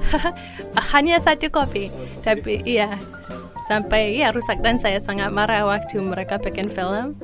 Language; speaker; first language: Indonesian; non-native, fluent; English